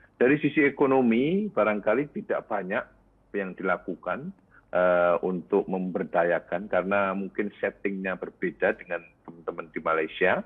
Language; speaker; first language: Indonesian; native; Indonesian